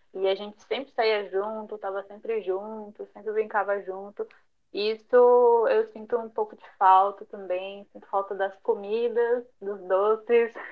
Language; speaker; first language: Portuguese; early bilingual, other home language; Japanese